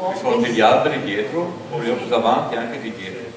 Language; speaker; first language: Italian; native; Italian